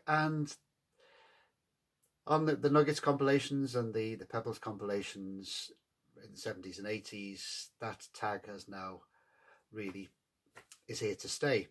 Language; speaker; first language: English; native; English